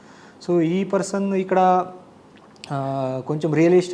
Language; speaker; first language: Telugu; non-native, learner; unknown